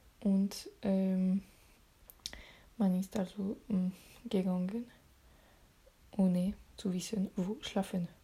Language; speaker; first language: German; non-native, learner; French